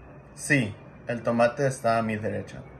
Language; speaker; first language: Spanish; non-native, learner; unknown